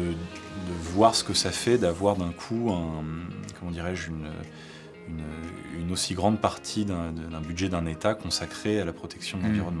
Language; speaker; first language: French; native; French